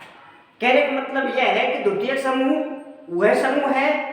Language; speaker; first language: Hindi; native; Hindi